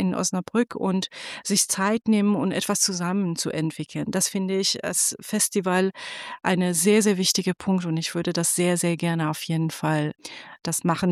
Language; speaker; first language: German; non-native, fluent; Persian